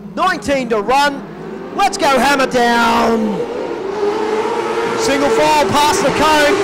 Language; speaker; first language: English; native; English